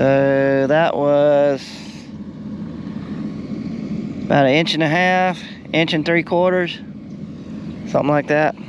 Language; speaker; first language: English; native; English